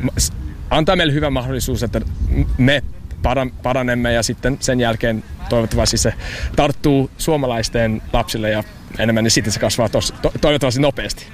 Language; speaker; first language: Finnish; non-native, fluent; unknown